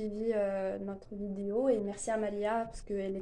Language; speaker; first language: French; native; French